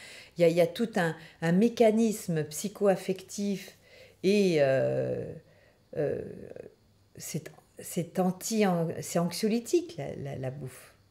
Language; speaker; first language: French; native; French